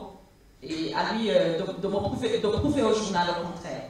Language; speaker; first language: French; non-native, local second language; Rundi